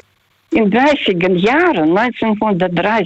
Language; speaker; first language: German; non-native, fluent; Russian